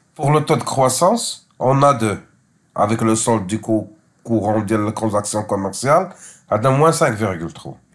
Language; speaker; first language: French; non-native, local second language; Arabic